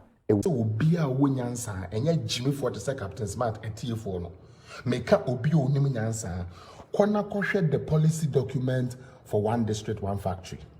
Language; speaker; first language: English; non-native, local second language; Akan